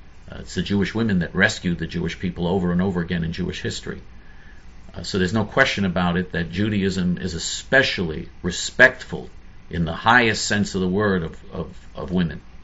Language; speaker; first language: English; native; English